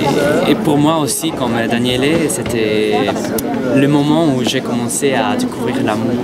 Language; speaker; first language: French; non-native, fluent; Italian